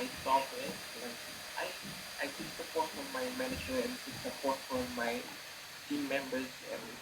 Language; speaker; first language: English; non-native, learner; Vietnamese